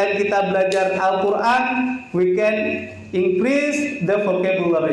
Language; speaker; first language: English; non-native, learner; Indonesian